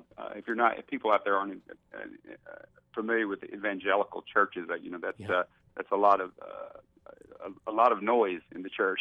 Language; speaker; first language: English; native; English